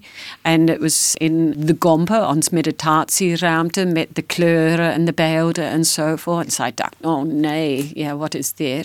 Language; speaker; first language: Dutch; non-native, fluent; English